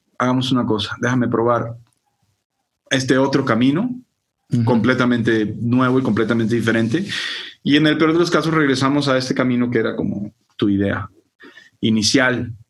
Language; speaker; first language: Spanish; native; Spanish